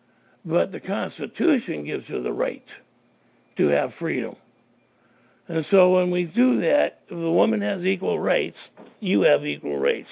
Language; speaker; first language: English; native; English